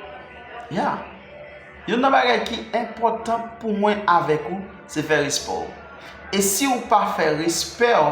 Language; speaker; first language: French; non-native, learner; Haitian Creole